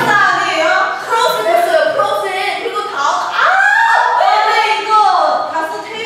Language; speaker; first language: Korean; non-native, learner; Chinese